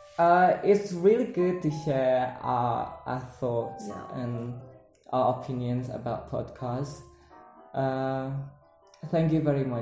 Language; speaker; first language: English; non-native, learner; Indonesian